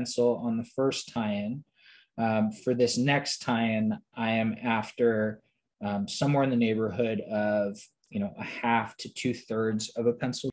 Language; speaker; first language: English; native; English